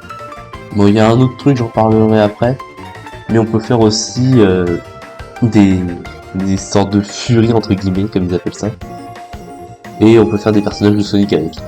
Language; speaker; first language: French; native; French